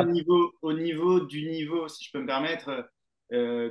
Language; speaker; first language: French; native; French